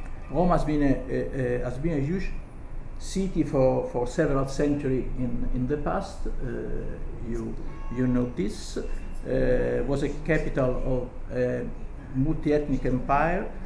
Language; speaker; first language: English; non-native, learner; Italian